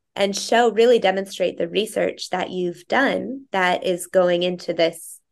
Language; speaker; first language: English; native; English